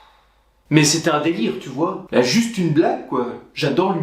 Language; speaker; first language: French; native; French